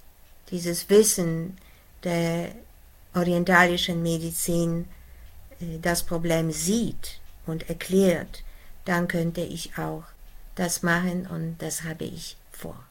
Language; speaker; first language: German; non-native, fluent; Polish